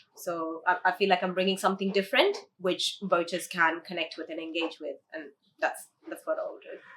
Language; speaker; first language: English; early bilingual, other home language; Tamil